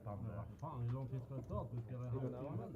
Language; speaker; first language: Swedish; native; Swedish